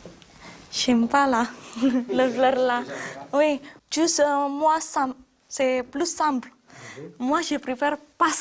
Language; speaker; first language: French; non-native, learner; Indonesian